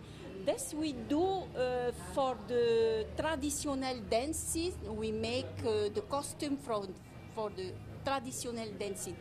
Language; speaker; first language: English; non-native, learner; French